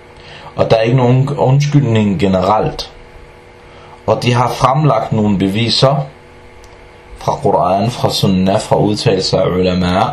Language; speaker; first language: Danish; non-native, fluent; Arabic